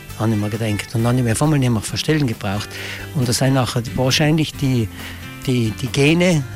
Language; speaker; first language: German; native; German